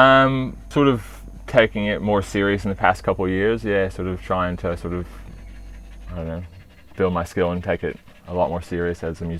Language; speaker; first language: English; early bilingual, other home language; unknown